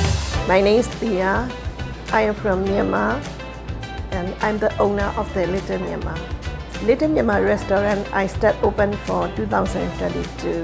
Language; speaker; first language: English; non-native, learner; Burmese